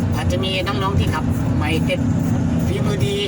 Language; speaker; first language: Thai; non-native, local second language; Northeastern Thai